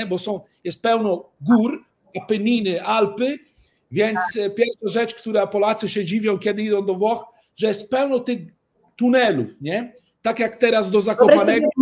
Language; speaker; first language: Polish; early bilingual, heritage; Italian